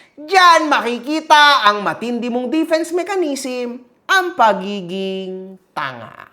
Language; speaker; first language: Filipino; early bilingual, heritage; Filipino